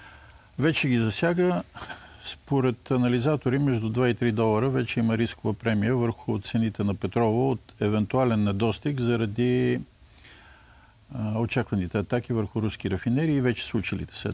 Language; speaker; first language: Bulgarian; native; Bulgarian